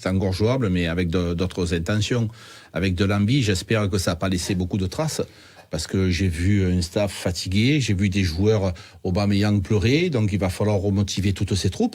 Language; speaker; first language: French; native; French